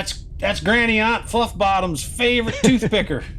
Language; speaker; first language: English; native; English